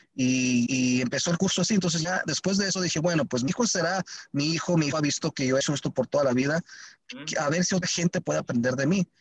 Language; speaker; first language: Spanish; early bilingual, heritage; Spanish